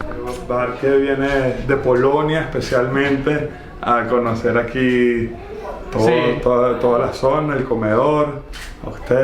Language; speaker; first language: Spanish; native; Spanish